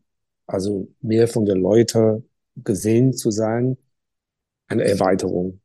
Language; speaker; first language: German; non-native, fluent; Chinese